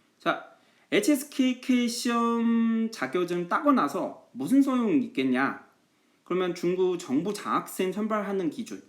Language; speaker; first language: Korean; non-native, fluent; Chinese